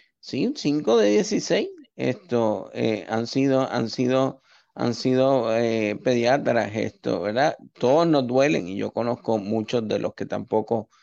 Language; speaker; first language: Spanish; native; Spanish